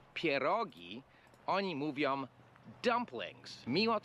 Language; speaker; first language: Polish; non-native, fluent; English